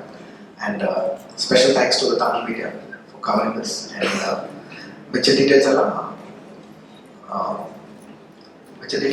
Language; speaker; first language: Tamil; non-native, local second language; Telugu